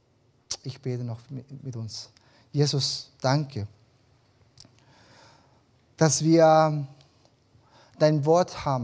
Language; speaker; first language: German; early bilingual, other home language; Spanish